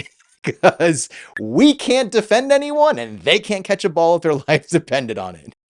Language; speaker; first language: English; native; English